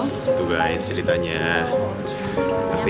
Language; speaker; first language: Indonesian; native; Indonesian